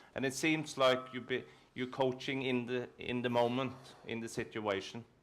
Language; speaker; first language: English; non-native, fluent; Norwegian